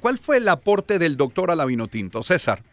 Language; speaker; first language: Spanish; native; Spanish